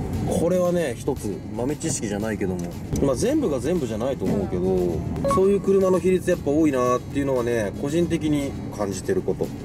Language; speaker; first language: Japanese; native; Japanese